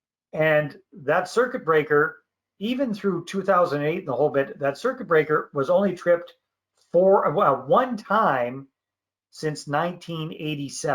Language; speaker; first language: English; native; English